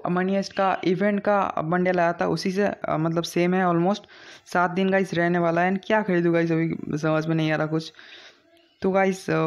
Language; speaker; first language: Hindi; non-native, local second language; Bangla